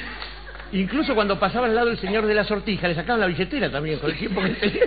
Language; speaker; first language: Spanish; native; Spanish